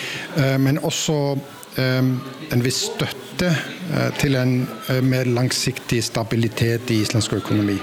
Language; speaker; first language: Norwegian; non-native, fluent; Icelandic